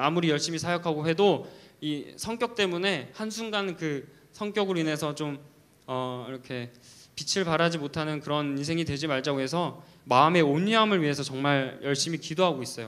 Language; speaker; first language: Korean; native; Korean